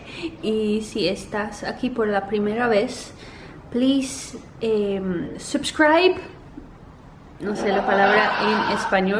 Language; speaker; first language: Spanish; early bilingual, heritage; Spanish